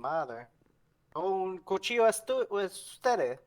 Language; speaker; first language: Spanish; non-native, learner; English